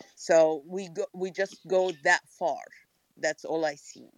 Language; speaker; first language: English; non-native, fluent; Arabic